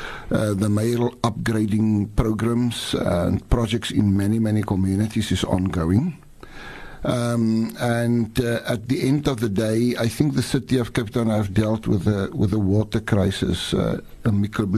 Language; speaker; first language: English; non-native, local second language; Afrikaans